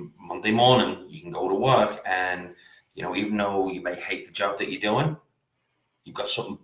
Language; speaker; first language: English; native; English